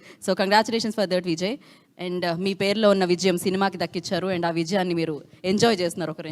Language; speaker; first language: Telugu; native; Telugu